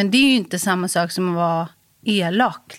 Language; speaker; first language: Swedish; native; Swedish